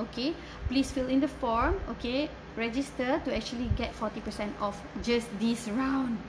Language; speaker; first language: English; non-native, local second language; Malay